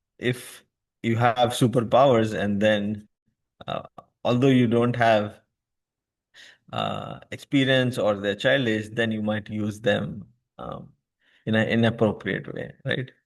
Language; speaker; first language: English; non-native, local second language; Hindi